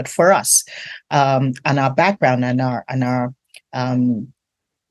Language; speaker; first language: English; non-native, local second language; Yoruba